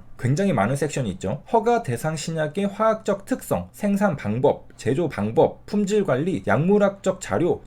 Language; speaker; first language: Korean; native; Korean